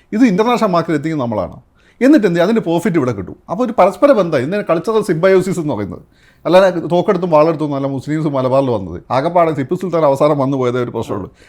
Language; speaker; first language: Malayalam; native; Malayalam